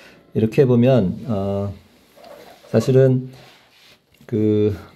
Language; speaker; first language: Korean; native; Korean